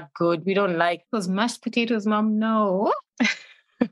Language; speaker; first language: English; non-native, local second language; Shona